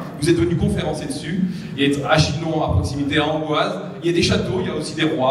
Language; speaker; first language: French; native; French